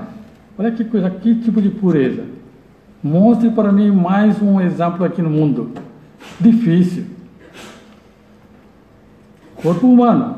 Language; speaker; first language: Portuguese; non-native, learner; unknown